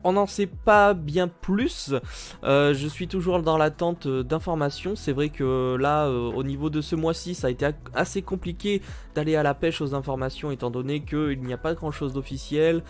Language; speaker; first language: French; native; French